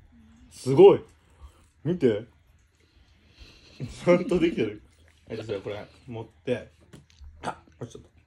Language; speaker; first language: Japanese; native; Japanese